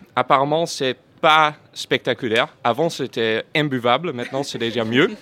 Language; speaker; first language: French; non-native, fluent; Dutch